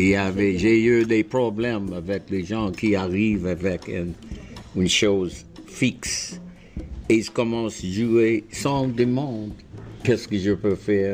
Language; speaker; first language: French; non-native, fluent; English